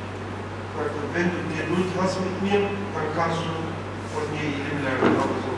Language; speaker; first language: German; non-native, fluent; Turkish